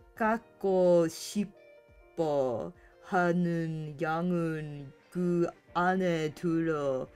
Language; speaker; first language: Korean; non-native, learner; English